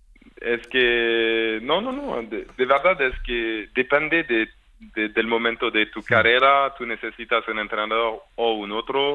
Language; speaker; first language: Spanish; non-native, fluent; French